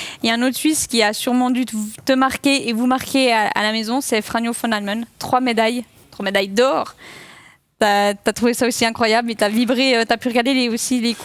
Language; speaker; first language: French; native; French